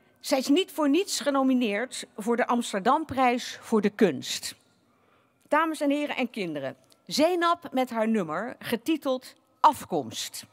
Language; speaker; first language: Dutch; native; Dutch